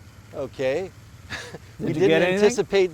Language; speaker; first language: English; native; English